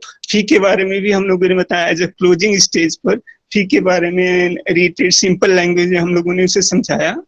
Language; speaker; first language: Hindi; native; Hindi